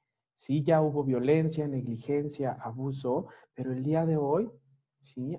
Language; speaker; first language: Spanish; native; Spanish